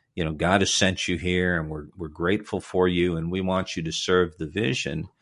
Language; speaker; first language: English; native; English